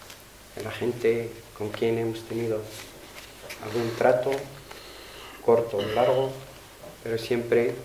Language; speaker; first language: Spanish; non-native, fluent; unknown